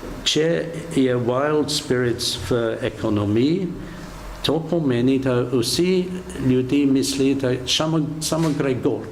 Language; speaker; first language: Slovenian; non-native, learner; English